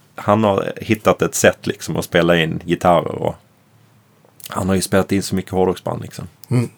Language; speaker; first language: Swedish; native; Swedish